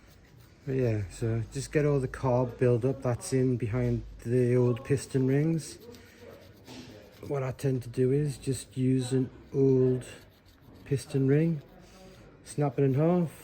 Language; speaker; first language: English; native; English